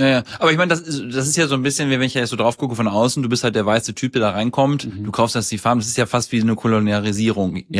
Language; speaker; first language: German; native; German